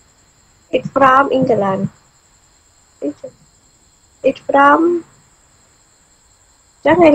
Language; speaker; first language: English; non-native, learner; Khmer